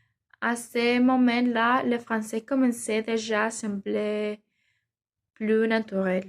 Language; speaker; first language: French; non-native, learner; Spanish